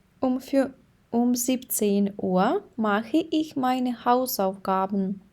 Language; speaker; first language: German; non-native, fluent; Ukrainian